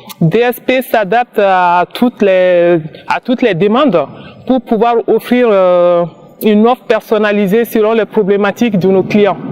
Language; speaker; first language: French; non-native, local second language; Bambara